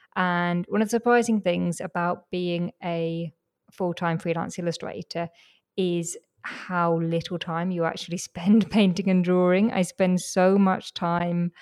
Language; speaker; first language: English; native; English